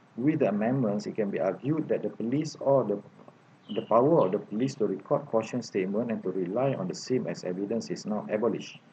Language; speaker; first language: English; non-native, local second language; Malay